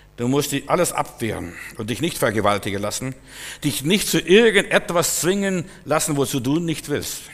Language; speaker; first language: German; non-native, fluent; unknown